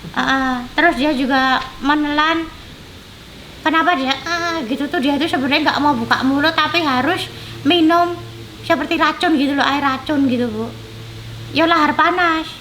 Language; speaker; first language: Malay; non-native, local second language; Javanese